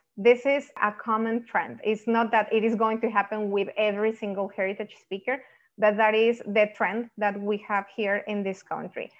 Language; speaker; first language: English; non-native, fluent; Spanish